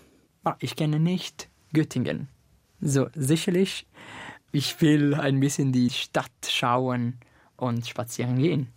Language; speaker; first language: German; non-native, learner; Italian